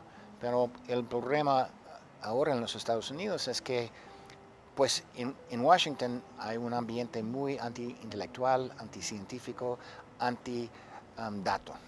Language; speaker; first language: Spanish; non-native, fluent; English